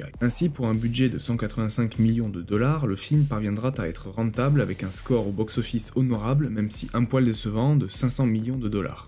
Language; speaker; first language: French; native; French